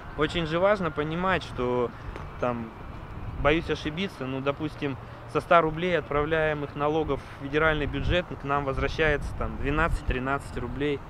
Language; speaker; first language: Russian; native; Russian